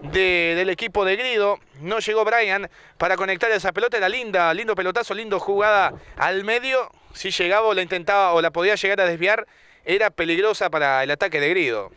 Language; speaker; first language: Spanish; native; Spanish